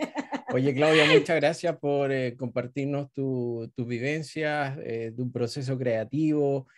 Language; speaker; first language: Spanish; native; Spanish